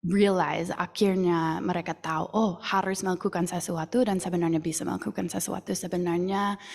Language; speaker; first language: Indonesian; non-native, fluent; English